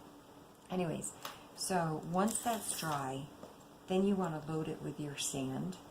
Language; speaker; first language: English; native; English